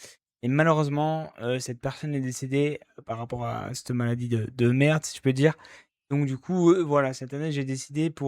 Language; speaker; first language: French; native; French